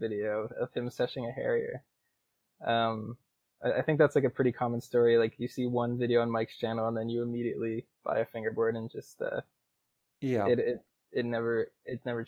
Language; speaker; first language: English; native; English